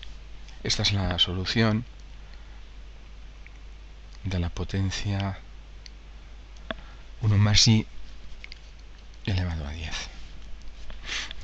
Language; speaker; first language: Spanish; native; Spanish